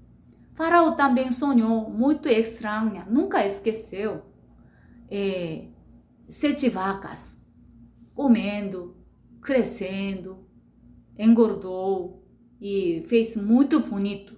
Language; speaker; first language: Portuguese; non-native, learner; Korean